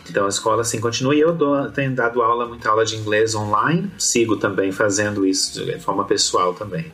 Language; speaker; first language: Portuguese; native; Portuguese